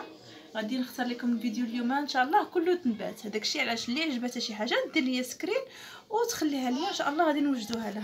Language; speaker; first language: Arabic; native; Arabic